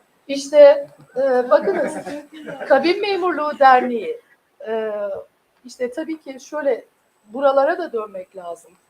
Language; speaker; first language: Turkish; native; Turkish